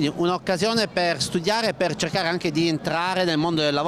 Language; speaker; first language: Italian; native; Italian